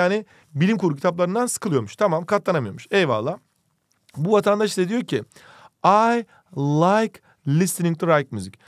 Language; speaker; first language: Turkish; native; Turkish